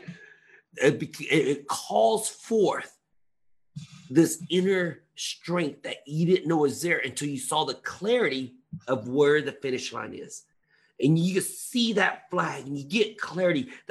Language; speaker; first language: English; native; English